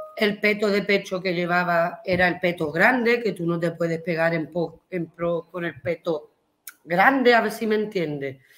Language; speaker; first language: Spanish; early bilingual, heritage; Spanish